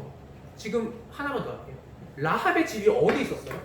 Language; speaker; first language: Korean; native; Korean